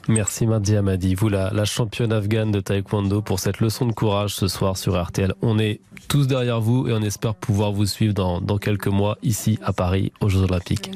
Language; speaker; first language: French; native; French